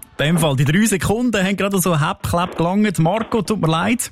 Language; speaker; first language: German; native; German